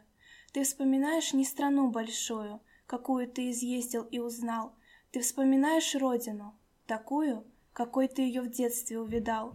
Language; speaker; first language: Russian; native; Russian